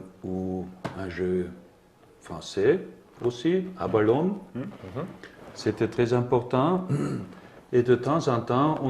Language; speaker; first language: French; non-native, learner; German